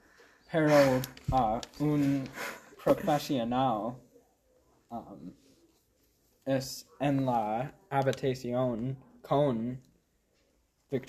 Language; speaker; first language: Spanish; non-native, learner; English